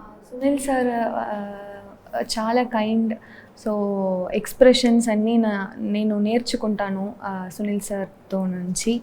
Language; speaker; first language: Telugu; non-native, learner; Tamil